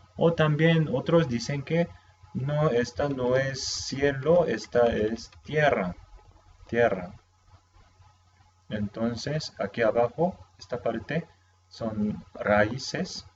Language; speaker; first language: Spanish; non-native, fluent; Korean